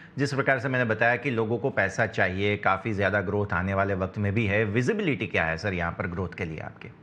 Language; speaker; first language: Hindi; non-native, local second language; Gujarati